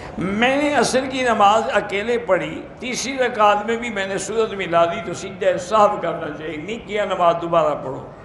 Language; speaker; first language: Urdu; early bilingual, heritage; Urdu